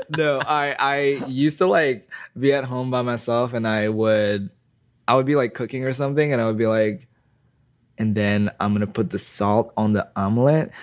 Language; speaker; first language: English; non-native, fluent; Indonesian